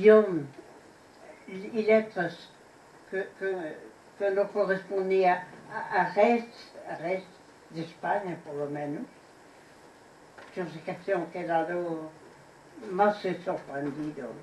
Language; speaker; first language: Spanish; non-native, fluent; French